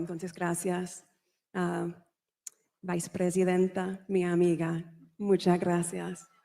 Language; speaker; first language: Spanish; non-native, learner; English